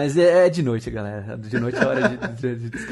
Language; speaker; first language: Portuguese; native; Portuguese